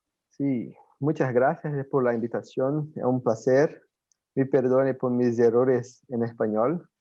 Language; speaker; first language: Spanish; non-native, fluent; Portuguese